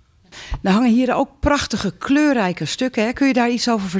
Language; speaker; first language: Dutch; native; Dutch